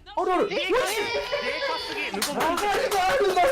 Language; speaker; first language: Japanese; native; Japanese